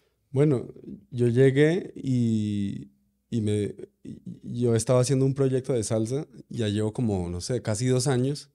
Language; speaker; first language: Spanish; early bilingual, other home language; English